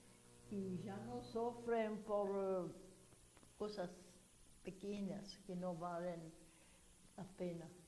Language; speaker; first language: Portuguese; non-native, fluent; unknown